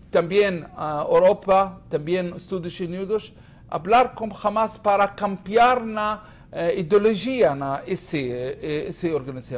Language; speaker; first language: Spanish; non-native, learner; Hebrew